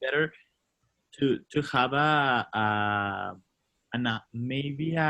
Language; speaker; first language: English; non-native, learner; Spanish